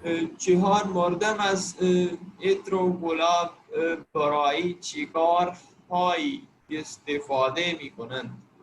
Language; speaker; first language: Persian; non-native, learner; Urdu